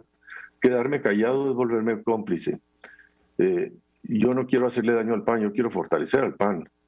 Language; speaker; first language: Spanish; native; Spanish